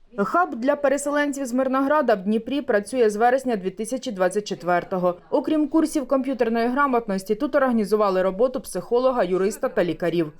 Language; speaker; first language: Ukrainian; native; Ukrainian